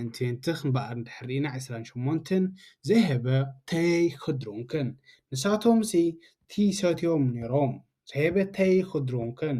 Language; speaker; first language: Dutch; non-native, learner; Tigrinya